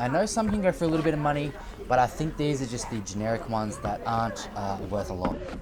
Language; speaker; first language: English; native; English